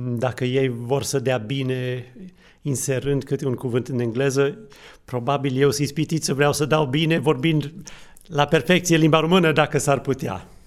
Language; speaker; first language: Romanian; non-native, fluent; English